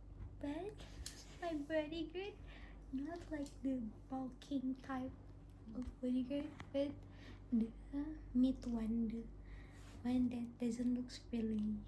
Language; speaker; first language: English; non-native, local second language; Indonesian